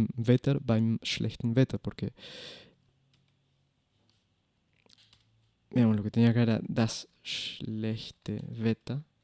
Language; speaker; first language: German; non-native, fluent; Spanish